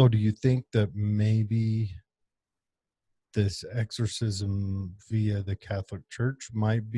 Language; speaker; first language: English; native; English